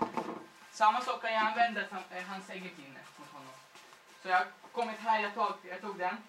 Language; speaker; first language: Swedish; non-native, fluent; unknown